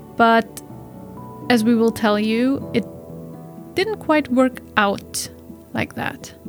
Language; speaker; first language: English; non-native, fluent; German